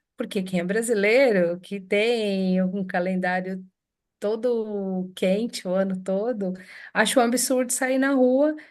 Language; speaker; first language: Portuguese; native; Portuguese